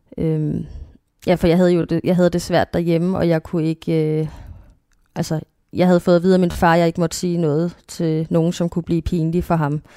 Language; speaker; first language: Danish; native; Danish